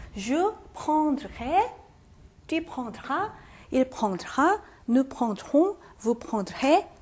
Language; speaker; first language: French; non-native, fluent; Korean